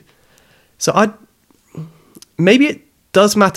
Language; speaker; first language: English; native; English